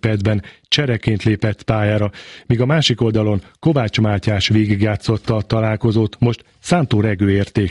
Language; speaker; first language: Hungarian; native; Hungarian